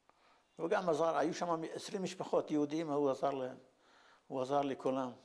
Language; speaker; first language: Hebrew; non-native, fluent; Yiddish